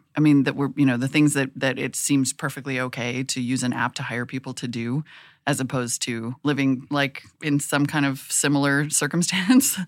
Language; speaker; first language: English; native; English